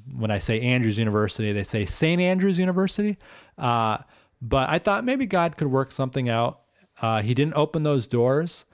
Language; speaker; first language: English; native; English